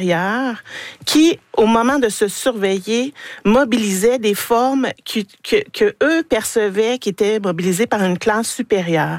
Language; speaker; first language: French; native; French